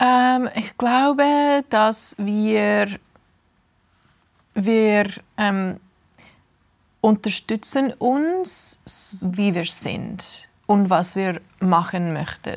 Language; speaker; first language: German; early bilingual, heritage; English